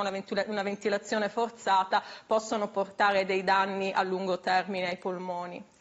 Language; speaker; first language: Italian; native; Italian